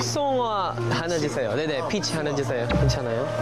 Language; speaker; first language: Korean; non-native, learner; Filipino